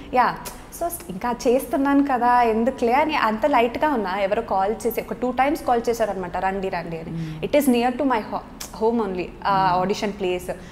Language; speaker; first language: Telugu; non-native, local second language; Kannada